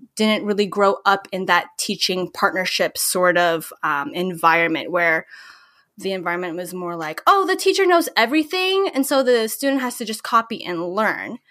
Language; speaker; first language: English; early bilingual, other home language; Filipino